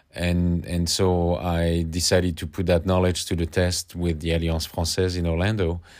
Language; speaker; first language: English; non-native, fluent; French